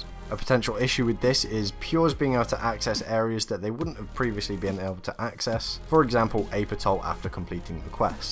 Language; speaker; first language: English; native; English